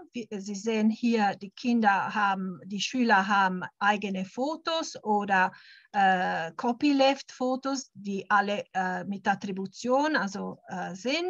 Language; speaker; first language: German; non-native, fluent; Italian